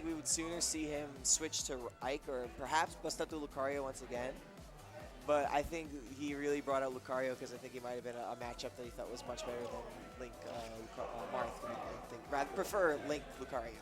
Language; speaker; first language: English; native; English